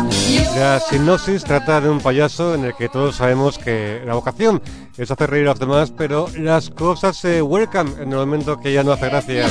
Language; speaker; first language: Spanish; native; Spanish